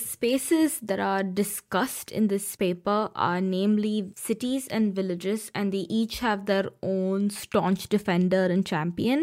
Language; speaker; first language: English; non-native, local second language; Hindi